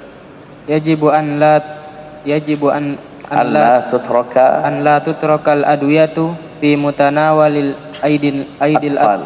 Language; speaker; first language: Arabic; non-native, learner; Indonesian